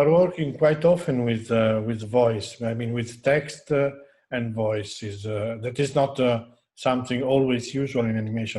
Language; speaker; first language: English; non-native, fluent; Italian